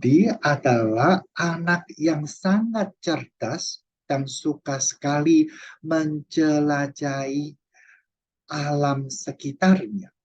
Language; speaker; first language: Indonesian; non-native, fluent; Chinese